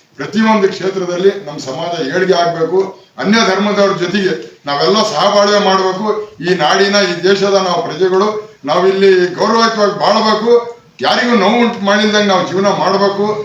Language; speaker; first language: Kannada; non-native, local second language; Urdu